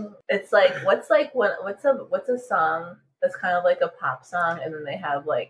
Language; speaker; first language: English; native; English